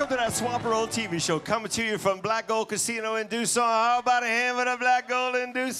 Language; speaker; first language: English; native; English